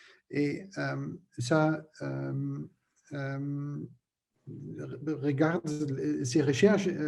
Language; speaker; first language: French; non-native, learner; Dutch